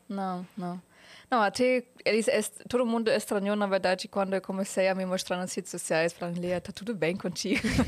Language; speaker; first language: Portuguese; non-native, fluent; German